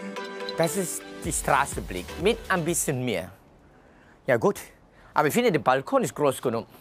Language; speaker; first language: German; non-native, fluent; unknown